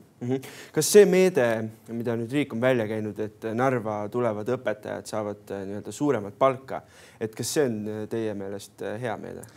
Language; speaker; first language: Estonian; native; Estonian